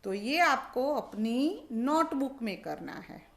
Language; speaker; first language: Hindi; non-native, local second language; Gujarati